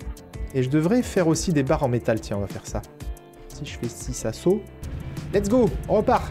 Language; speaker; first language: French; native; French